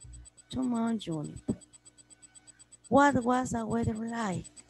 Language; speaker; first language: English; non-native, learner; Spanish